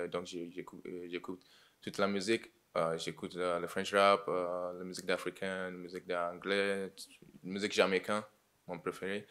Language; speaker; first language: French; non-native, learner; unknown